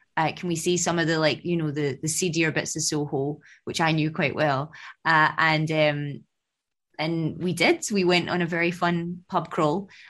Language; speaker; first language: English; native; English